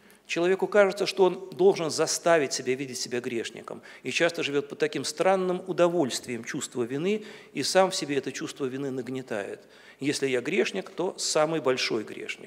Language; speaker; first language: Russian; native; Russian